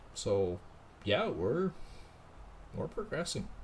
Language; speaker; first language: English; native; English